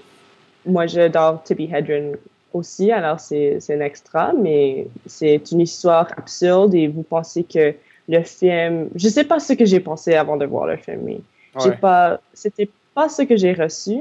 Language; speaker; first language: French; non-native, local second language; English